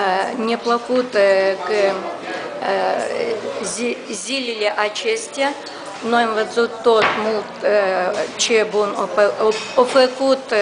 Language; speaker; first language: Romanian; non-native, local second language; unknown